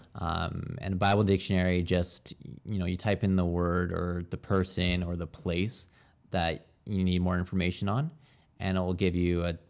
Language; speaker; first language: English; native; English